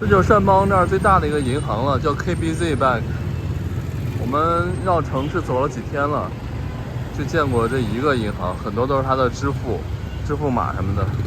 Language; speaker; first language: Chinese; native; Chinese